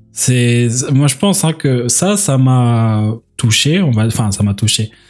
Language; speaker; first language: French; native; French